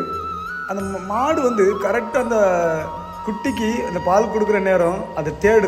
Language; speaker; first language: Tamil; native; Tamil